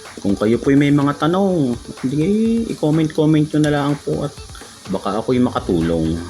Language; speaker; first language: Filipino; native; Filipino